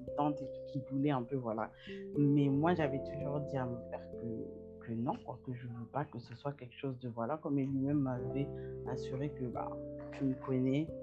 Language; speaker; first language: French; native; French